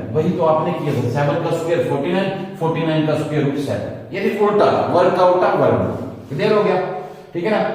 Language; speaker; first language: Hindi; non-native, local second language; Punjabi